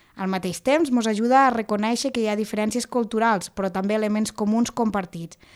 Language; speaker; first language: Catalan; native; Catalan